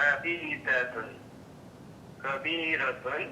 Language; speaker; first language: Arabic; non-native, learner; English